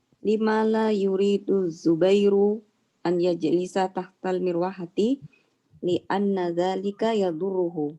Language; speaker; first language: Arabic; non-native, learner; Indonesian